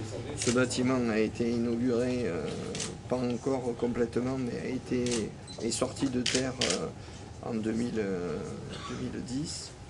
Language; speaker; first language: French; native; French